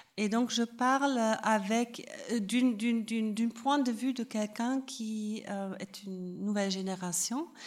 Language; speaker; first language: French; non-native, fluent; German